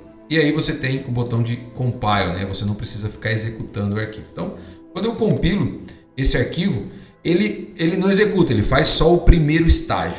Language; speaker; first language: Portuguese; native; Portuguese